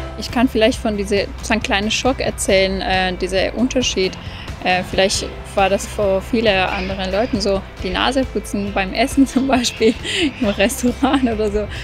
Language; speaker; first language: German; non-native, fluent; Persian